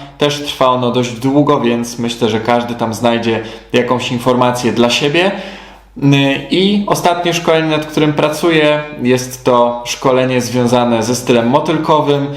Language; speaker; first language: Polish; native; Polish